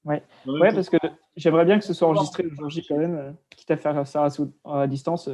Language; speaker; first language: French; native; French